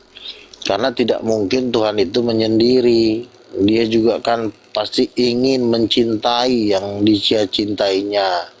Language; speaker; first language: Malay; native; Malay